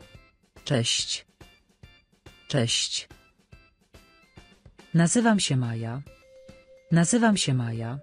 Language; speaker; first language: Polish; non-native, learner; Spanish